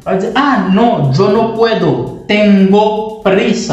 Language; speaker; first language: Spanish; non-native, learner; Haitian Creole